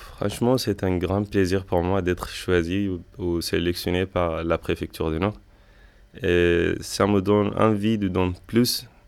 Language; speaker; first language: French; non-native, fluent; Arabic